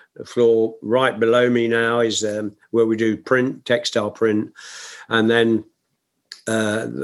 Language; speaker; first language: English; native; English